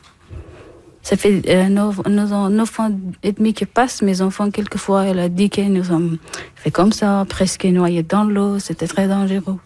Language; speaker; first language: French; non-native, learner; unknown